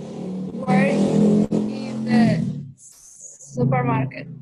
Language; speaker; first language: English; non-native, learner; Spanish